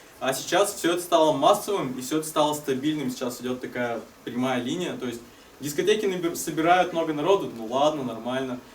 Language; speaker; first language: Russian; native; Russian